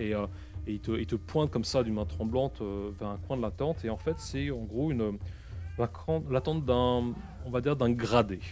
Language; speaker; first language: French; native; French